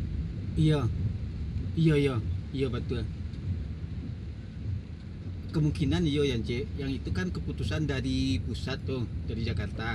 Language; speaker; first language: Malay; non-native, local second language; Minangkabau